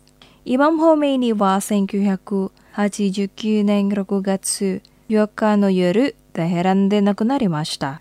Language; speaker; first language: Japanese; non-native, fluent; Indonesian